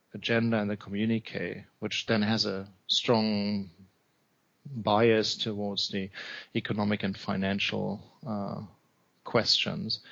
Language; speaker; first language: English; non-native, fluent; German